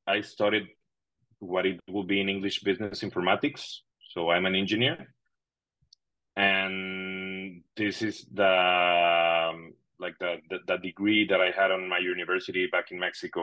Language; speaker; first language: English; non-native, fluent; Spanish